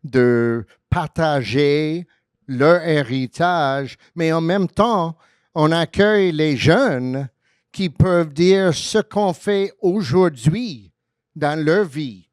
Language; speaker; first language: French; early bilingual, heritage; French